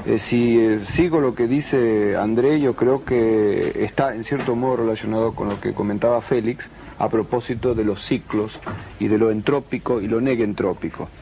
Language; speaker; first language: Spanish; native; Spanish